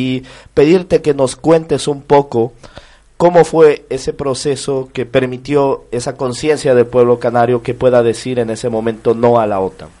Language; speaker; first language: Spanish; native; Spanish